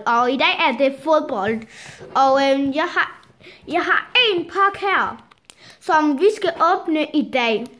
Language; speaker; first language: Danish; early bilingual, other home language; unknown